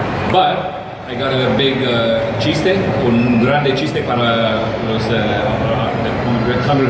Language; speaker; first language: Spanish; non-native, learner; English